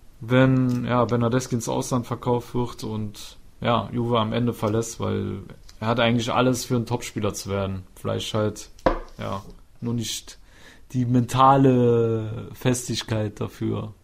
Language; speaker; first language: German; native; German